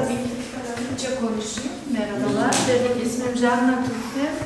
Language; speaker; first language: Turkish; non-native, fluent; Kyrgyz